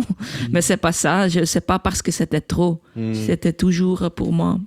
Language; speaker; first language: French; non-native, local second language; Dutch